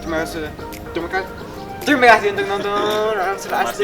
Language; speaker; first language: Indonesian; non-native, local second language; English